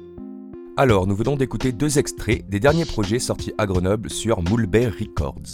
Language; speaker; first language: French; native; French